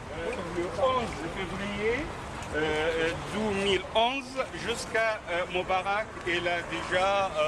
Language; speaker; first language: French; non-native, fluent; Arabic